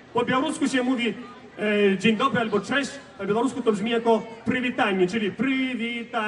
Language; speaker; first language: Polish; non-native, fluent; Belarusian